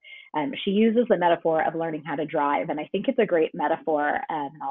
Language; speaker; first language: English; native; English